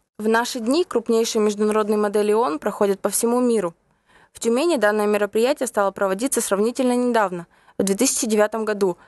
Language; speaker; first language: Russian; native; Russian